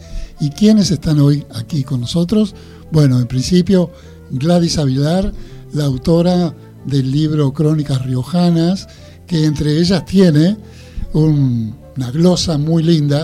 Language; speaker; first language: Spanish; native; Spanish